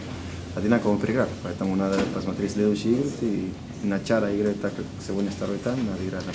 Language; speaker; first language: Russian; non-native, learner; Spanish